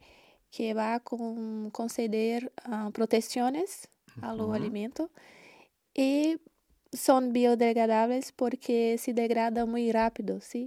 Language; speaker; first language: Spanish; non-native, learner; Portuguese